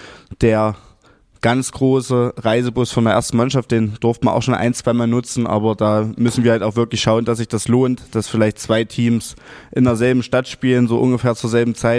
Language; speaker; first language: German; native; German